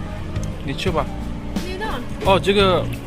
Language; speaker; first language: Chinese; non-native, learner; Indonesian